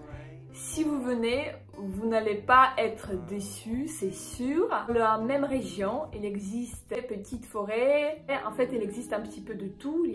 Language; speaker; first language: French; non-native, fluent; Ukrainian